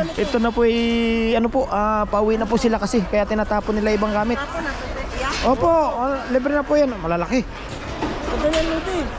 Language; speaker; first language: Filipino; native; Filipino